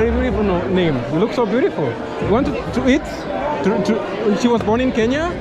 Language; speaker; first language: English; non-native, local second language; Swahili